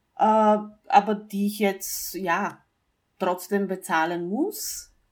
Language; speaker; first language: German; non-native, fluent; Bulgarian